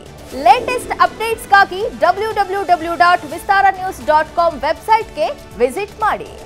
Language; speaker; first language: Kannada; native; Kannada